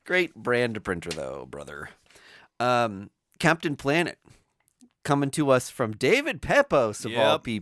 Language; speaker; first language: English; native; English